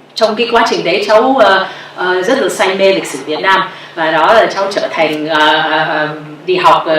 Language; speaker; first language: Vietnamese; early bilingual, heritage; Vietnamese